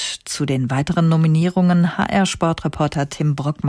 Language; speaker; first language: German; native; German